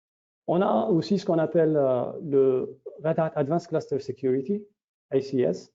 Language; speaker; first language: French; native; French